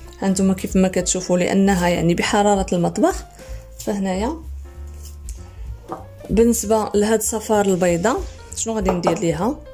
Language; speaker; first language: Arabic; native; Arabic